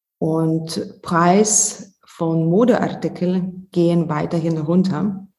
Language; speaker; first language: German; non-native, fluent; Lithuanian